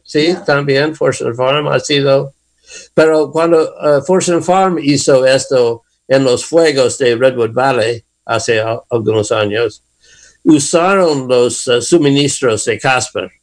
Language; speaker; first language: Spanish; non-native, learner; English